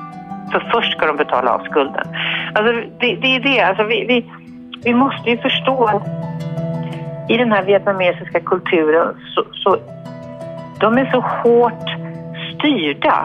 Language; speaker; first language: Swedish; native; Swedish